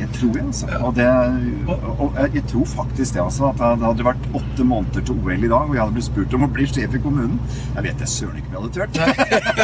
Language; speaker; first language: Norwegian; native; Norwegian